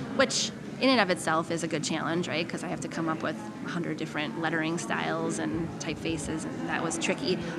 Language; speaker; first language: English; native; English